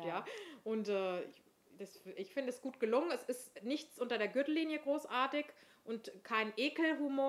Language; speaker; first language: German; native; German